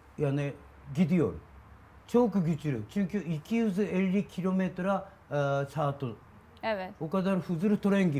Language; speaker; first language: Turkish; non-native, learner; Japanese